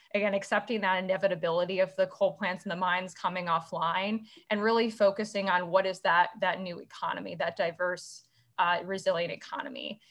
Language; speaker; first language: English; native; English